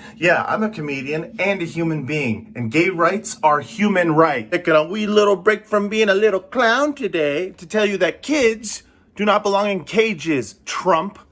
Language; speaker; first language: English; native; English